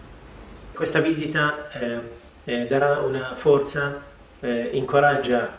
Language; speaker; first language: Italian; non-native, learner; Arabic